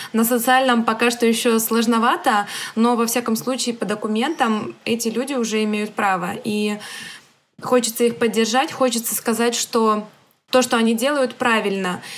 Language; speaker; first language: Russian; native; Russian